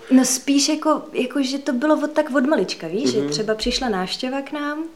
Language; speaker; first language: Czech; early bilingual, other home language; Russian